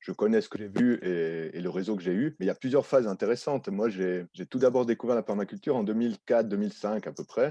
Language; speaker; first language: French; native; French